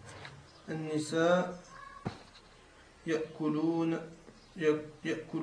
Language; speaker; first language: Arabic; non-native, learner; French